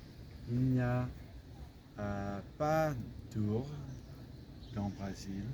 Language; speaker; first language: French; non-native, learner; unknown